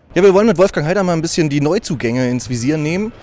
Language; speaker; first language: German; native; German